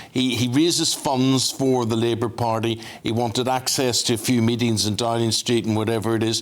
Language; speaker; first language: English; native; English